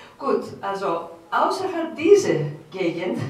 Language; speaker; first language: German; non-native, fluent; Greek